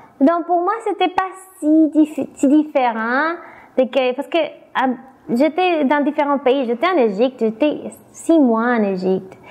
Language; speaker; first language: French; non-native, fluent; Spanish